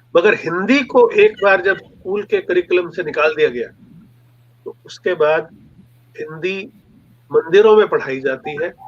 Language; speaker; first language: Hindi; non-native, local second language; Punjabi